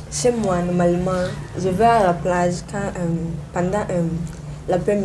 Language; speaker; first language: French; non-native, learner; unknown